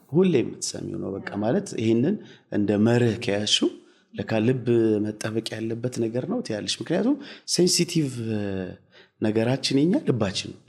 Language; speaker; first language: Amharic; native; Amharic